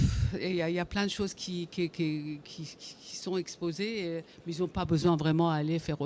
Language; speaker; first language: French; non-native, fluent; Persian